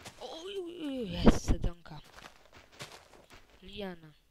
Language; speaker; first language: Polish; native; Polish